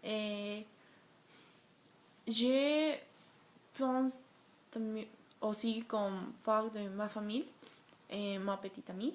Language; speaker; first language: French; non-native, learner; Spanish